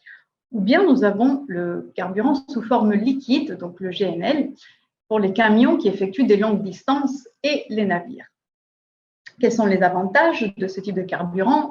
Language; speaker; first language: French; native; French